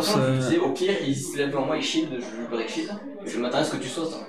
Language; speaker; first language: French; native; French